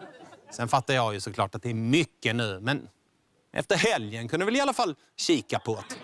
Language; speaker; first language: Swedish; native; Swedish